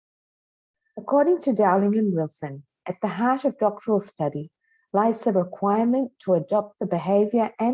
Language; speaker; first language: English; non-native, fluent; Hebrew